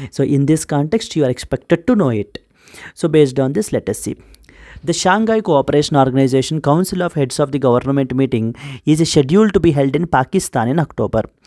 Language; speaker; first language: English; non-native, local second language; Telugu